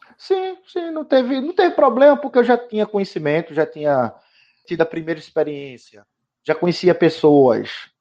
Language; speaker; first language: Portuguese; native; Portuguese